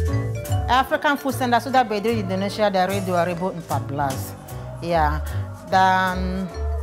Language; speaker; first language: Indonesian; non-native, learner; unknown